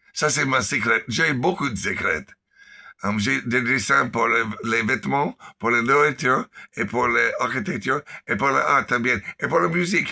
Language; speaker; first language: French; non-native, learner; English